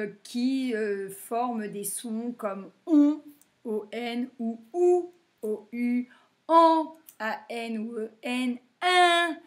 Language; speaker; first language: French; native; French